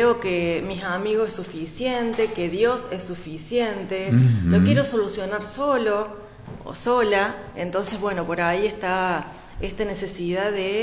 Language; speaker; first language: Spanish; native; Spanish